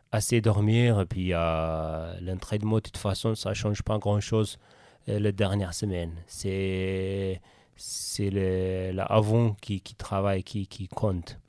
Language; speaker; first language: French; non-native, fluent; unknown